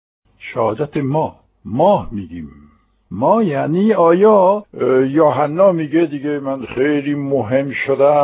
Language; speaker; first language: Persian; non-native, fluent; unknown